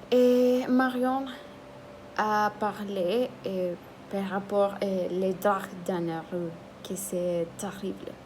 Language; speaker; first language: French; non-native, learner; Spanish